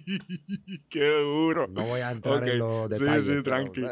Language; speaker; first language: Spanish; non-native, fluent; Dutch